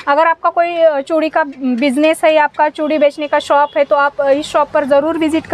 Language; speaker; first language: Hindi; non-native, local second language; Marathi